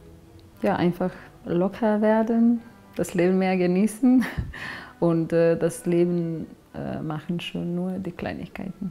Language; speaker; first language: German; non-native, fluent; Serbian